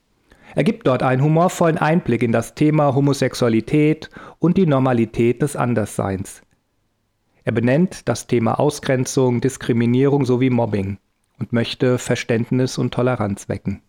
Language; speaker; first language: German; native; German